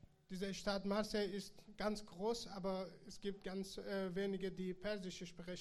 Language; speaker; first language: German; non-native, learner; Persian